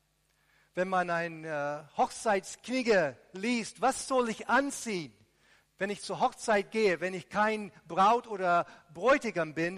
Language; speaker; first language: German; non-native, fluent; Arabic